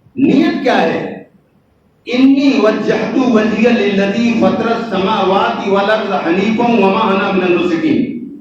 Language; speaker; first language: Urdu; native; Urdu